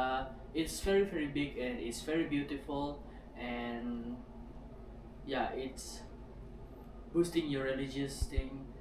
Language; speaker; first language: English; non-native, learner; Indonesian